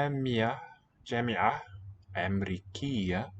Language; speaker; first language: Arabic; non-native, learner; English